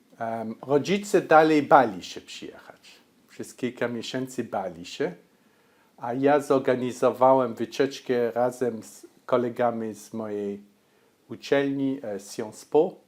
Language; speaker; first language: Polish; early bilingual, heritage; Polish